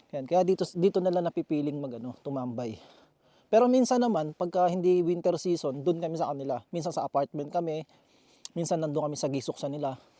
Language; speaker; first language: Filipino; native; Filipino